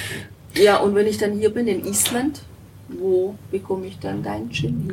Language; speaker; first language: German; native; German